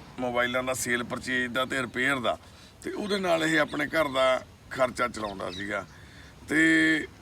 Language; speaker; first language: Punjabi; native; Punjabi